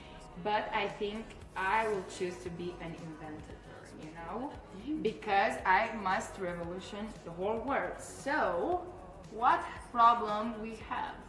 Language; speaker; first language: English; non-native, learner; Turkish